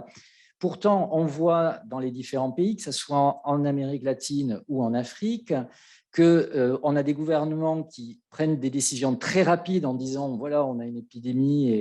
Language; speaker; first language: French; native; French